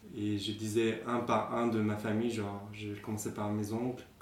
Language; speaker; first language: French; non-native, fluent; Arabic